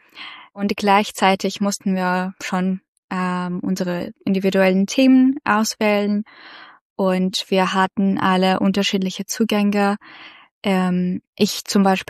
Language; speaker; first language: German; non-native, fluent; Russian